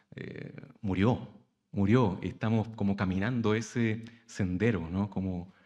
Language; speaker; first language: Spanish; native; Spanish